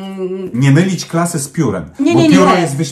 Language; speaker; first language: Polish; native; Polish